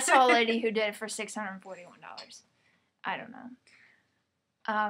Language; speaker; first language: English; native; English